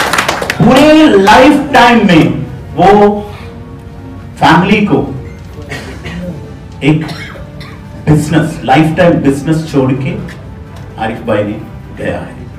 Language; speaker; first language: Hindi; non-native, fluent; Bangla